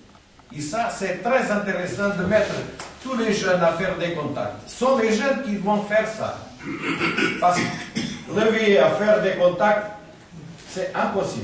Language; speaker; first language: French; non-native, learner; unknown